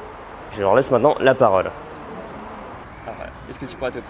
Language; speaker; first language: French; native; French